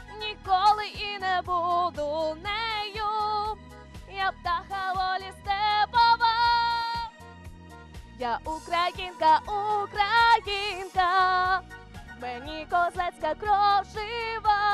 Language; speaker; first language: Ukrainian; native; Ukrainian